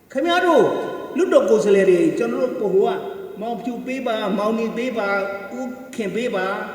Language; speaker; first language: Burmese; non-native, local second language; Shan